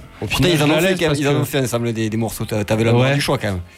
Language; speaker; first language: French; native; French